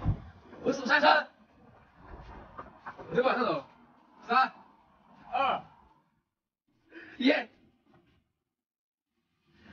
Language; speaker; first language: Chinese; native; Chinese